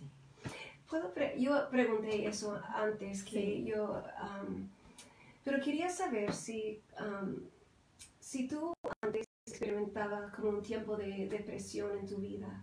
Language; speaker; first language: Spanish; non-native, fluent; English